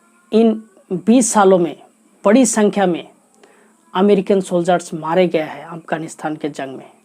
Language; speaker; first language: Hindi; non-native, local second language; Assamese